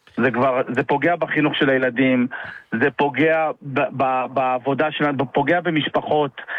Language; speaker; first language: Hebrew; native; Hebrew